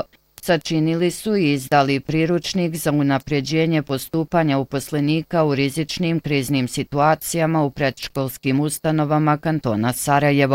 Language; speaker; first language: Bosnian; native; Bosnian